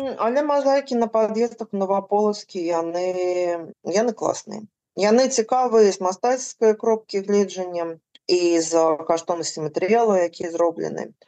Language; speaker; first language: Belarusian; native; Belarusian